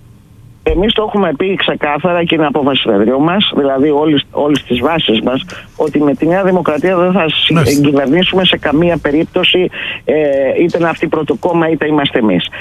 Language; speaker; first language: Greek; native; Greek